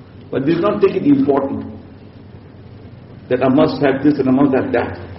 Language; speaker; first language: English; native; English